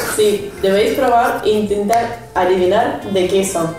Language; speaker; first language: Spanish; non-native, learner; Russian